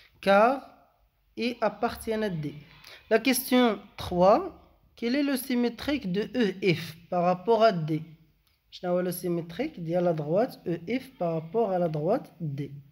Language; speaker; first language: French; non-native, local second language; Arabic